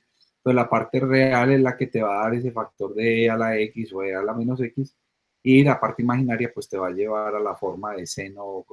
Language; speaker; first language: Spanish; native; Spanish